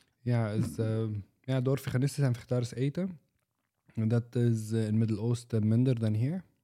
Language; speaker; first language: Dutch; non-native, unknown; Arabic